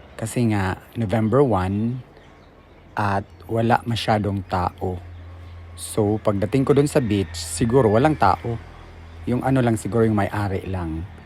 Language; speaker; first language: Filipino; non-native, local second language; Cebuano